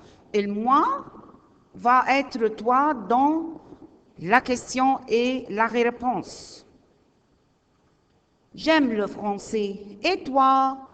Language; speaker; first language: French; non-native, learner; Arabic